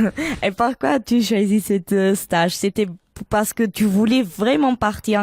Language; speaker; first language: French; non-native, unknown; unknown